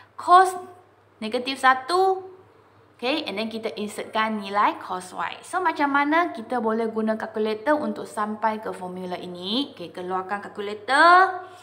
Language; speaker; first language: Malay; non-native, local second language; Chinese